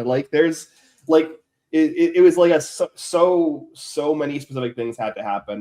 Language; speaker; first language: English; native; English